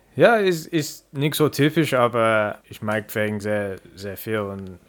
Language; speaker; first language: German; non-native, learner; English